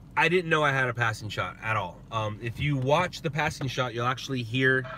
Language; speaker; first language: English; native; English